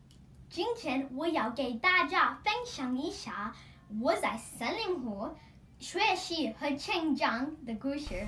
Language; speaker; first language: Chinese; non-native, learner; English